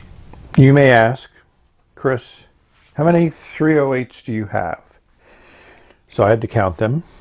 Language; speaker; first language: English; native; English